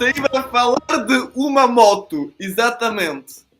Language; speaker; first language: Portuguese; non-native, fluent; Italian